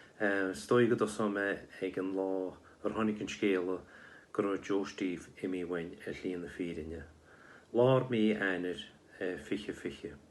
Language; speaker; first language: Irish; native; Irish